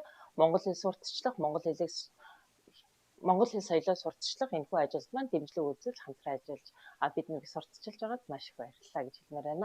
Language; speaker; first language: Mongolian; native; Mongolian